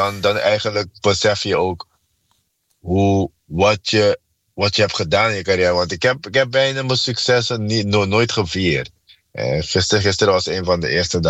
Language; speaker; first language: Dutch; non-native, fluent; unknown